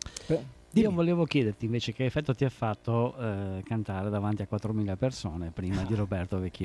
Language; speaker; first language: Italian; native; Italian